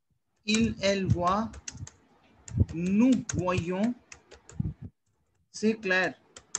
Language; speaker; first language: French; non-native, fluent; Hindi